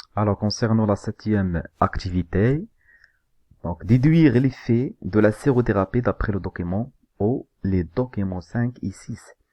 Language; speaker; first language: French; non-native, local second language; Arabic